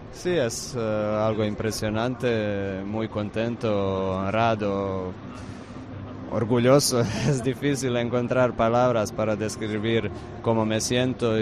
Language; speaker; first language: Spanish; non-native, fluent; Croatian